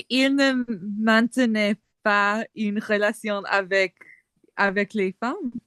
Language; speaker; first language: French; non-native, learner; English